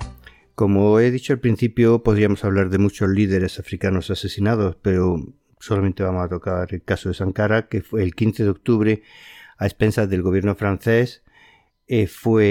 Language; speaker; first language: Spanish; native; Spanish